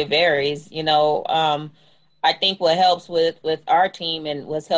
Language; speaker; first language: English; native; English